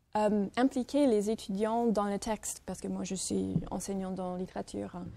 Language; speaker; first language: French; non-native, fluent; English